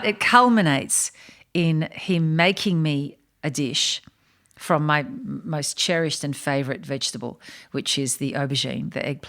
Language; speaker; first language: English; native; English